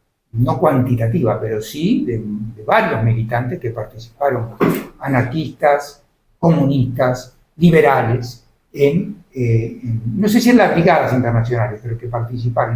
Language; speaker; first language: Spanish; native; Spanish